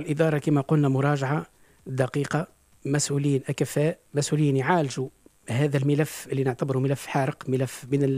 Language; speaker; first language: Arabic; native; Arabic